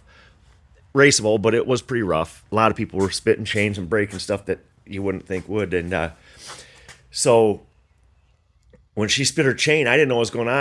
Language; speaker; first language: English; native; English